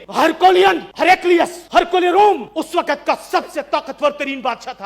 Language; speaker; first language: Urdu; non-native, local second language; Pashto